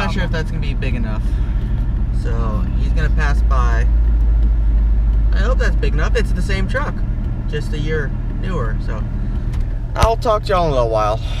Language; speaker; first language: English; native; English